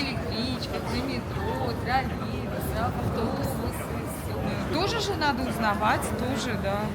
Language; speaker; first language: Russian; native; Russian